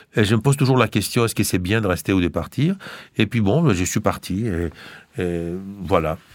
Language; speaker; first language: French; non-native, fluent; Greek